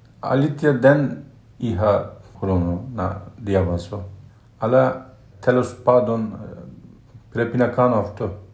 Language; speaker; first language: Greek; non-native, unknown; Turkish